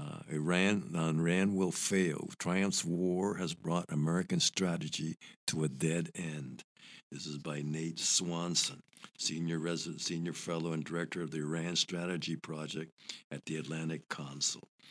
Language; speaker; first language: English; early bilingual, other home language; Spanish